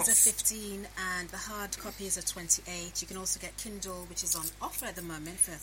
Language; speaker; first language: English; native; English